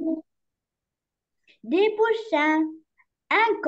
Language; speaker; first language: French; non-native, learner; Arabic